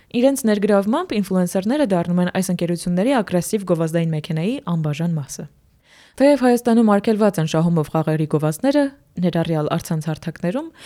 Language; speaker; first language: Armenian; native; Armenian